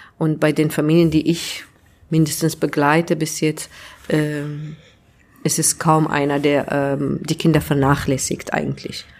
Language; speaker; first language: German; non-native, fluent; Arabic